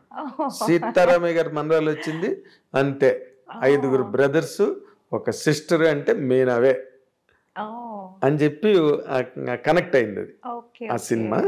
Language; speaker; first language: Telugu; native; Telugu